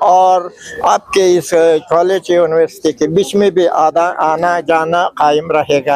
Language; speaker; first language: Hindi; non-native, fluent; Uzbek